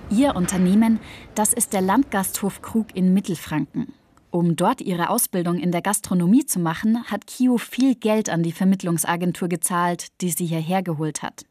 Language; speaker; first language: German; native; German